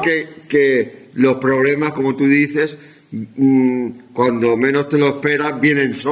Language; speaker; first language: Spanish; non-native, local second language; Catalan